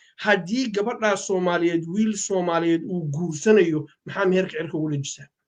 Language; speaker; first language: Somali; native; Somali